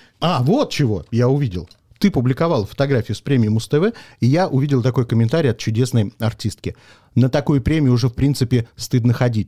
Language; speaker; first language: Russian; native; Russian